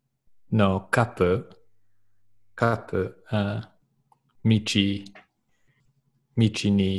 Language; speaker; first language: Japanese; non-native, learner; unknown